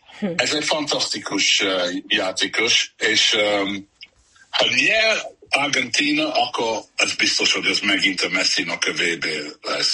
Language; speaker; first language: Hungarian; early bilingual, heritage; Hungarian